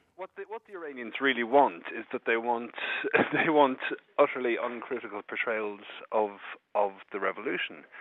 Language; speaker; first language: English; native; English